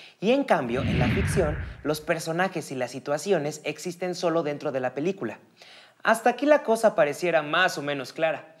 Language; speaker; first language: Spanish; native; Spanish